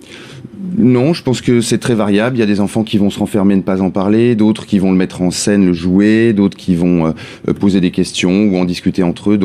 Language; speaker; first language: French; native; French